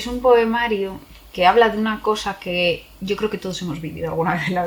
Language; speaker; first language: Spanish; native; Spanish